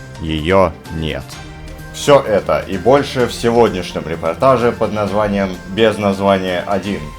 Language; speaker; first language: Russian; native; Russian